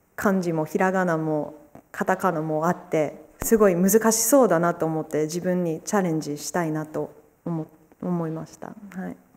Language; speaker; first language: Japanese; non-native, fluent; English